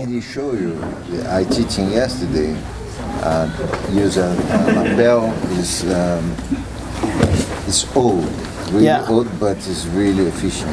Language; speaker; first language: English; non-native, learner; Portuguese